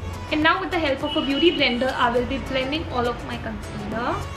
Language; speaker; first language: English; non-native, local second language; Hindi